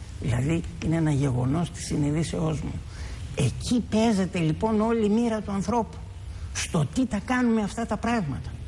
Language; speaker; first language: Greek; native; Greek